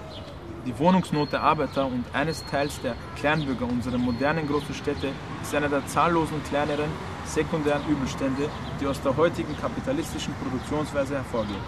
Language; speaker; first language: German; native; German